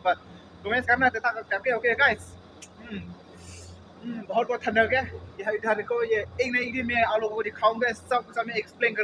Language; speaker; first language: Hindi; non-native, local second language; Khasi